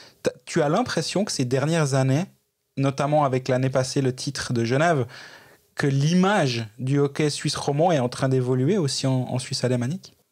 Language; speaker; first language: French; native; French